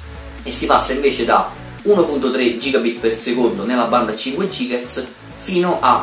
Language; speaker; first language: Italian; native; Italian